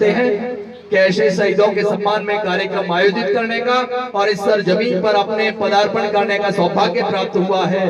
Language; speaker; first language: Hindi; native; Hindi